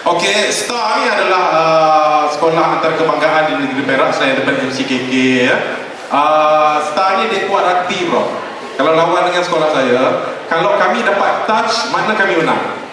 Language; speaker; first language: Malay; native; Malay